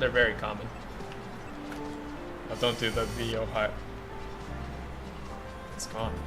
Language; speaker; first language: English; native; English